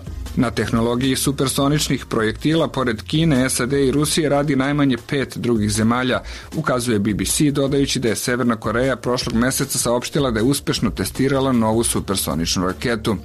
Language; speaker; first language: Croatian; native; Croatian